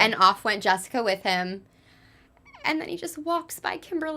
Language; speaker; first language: English; native; English